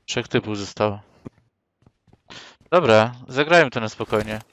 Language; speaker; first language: Polish; native; Polish